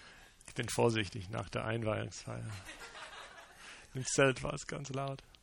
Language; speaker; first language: German; non-native, fluent; English